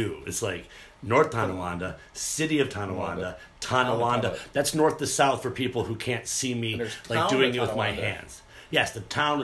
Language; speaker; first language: English; native; English